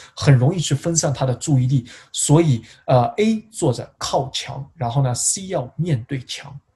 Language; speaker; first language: Chinese; native; Chinese